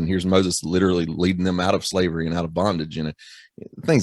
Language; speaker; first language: English; native; English